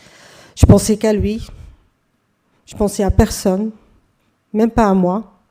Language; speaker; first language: French; non-native, fluent; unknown